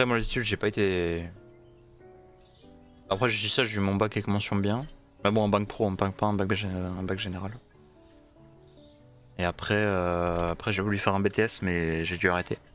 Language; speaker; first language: French; native; French